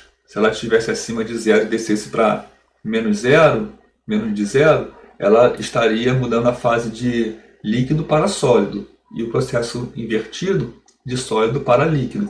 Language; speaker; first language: Portuguese; native; Portuguese